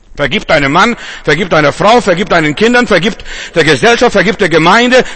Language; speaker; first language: German; non-native, fluent; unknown